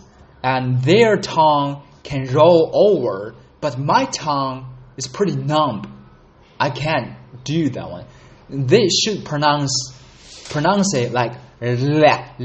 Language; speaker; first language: English; non-native, learner; Chinese